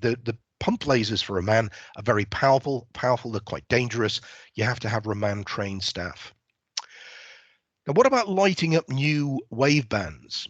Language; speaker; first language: English; native; English